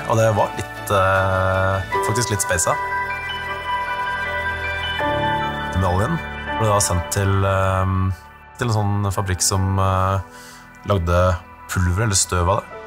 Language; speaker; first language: Norwegian; native; Norwegian